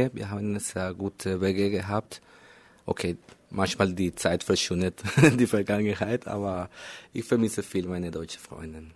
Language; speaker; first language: German; non-native, fluent; Spanish